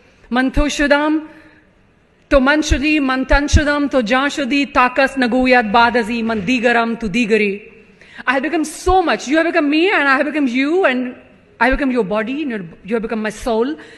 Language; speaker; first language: English; non-native, local second language; Punjabi